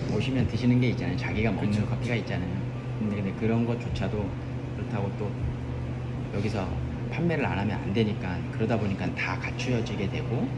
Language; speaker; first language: Korean; native; Korean